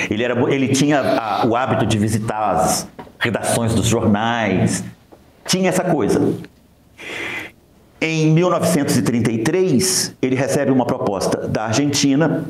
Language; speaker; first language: Portuguese; native; Portuguese